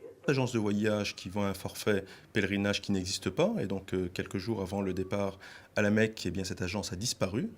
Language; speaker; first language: French; native; French